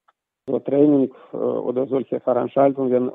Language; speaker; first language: German; non-native, fluent; Russian